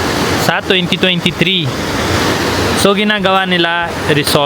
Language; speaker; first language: Filipino; non-native, learner; Punjabi